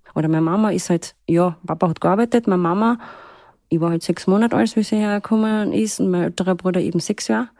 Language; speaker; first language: German; early bilingual, other home language; Turkish